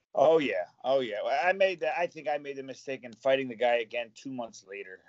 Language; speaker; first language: English; native; English